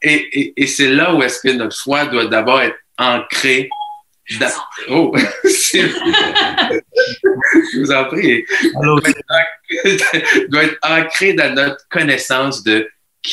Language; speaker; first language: French; native; French